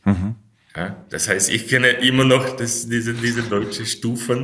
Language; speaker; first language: German; non-native, fluent; Slovak